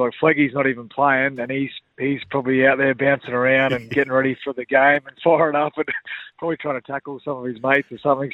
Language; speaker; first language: English; native; English